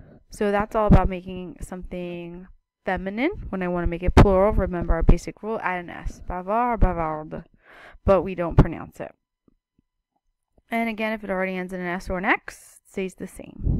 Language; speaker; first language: English; native; English